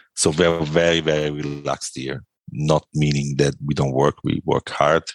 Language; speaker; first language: English; non-native, fluent; Italian